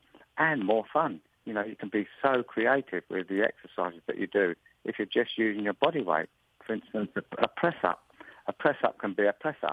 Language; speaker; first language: English; native; English